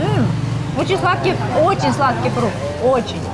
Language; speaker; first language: Russian; native; Russian